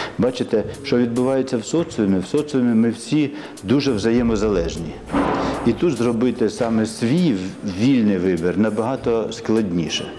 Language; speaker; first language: Ukrainian; non-native, local second language; Russian